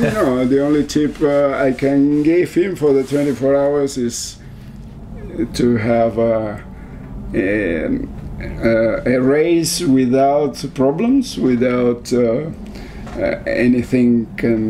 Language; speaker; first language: English; non-native, fluent; Spanish